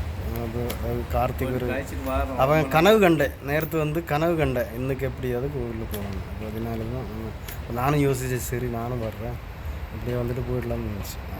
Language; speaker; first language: Tamil; non-native, local second language; Malayalam